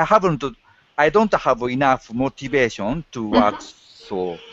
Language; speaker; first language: English; non-native, learner; Japanese